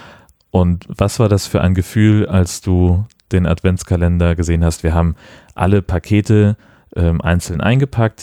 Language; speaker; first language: German; native; German